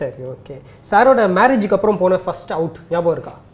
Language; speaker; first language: Tamil; native; Tamil